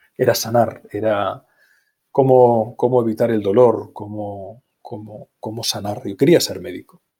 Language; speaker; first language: Spanish; native; Spanish